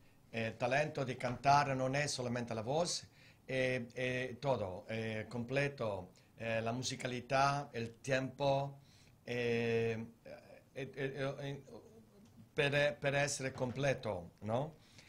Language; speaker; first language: Italian; native; Italian